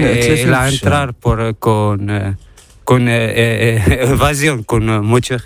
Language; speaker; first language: Spanish; non-native, learner; Arabic